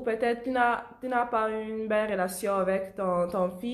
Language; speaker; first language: French; non-native, learner; Italian